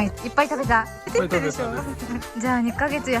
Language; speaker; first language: Japanese; non-native, fluent; Mongolian